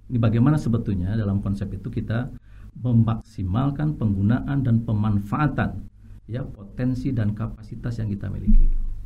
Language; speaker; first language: Indonesian; native; Indonesian